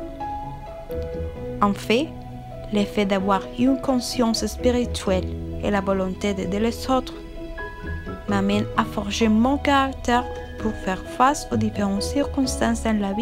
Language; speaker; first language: French; non-native, fluent; Spanish